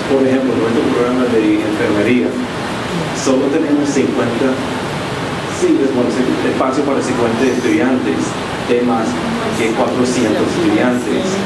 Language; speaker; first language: Spanish; non-native, fluent; English